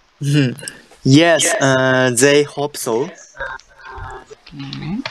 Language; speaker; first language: English; non-native, learner; Japanese